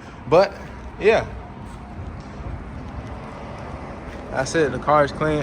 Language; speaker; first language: English; native; English